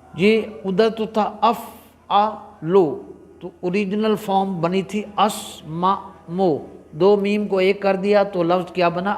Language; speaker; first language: Urdu; non-native, local second language; Punjabi